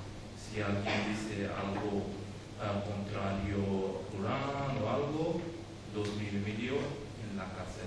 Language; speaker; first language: Spanish; non-native, learner; Urdu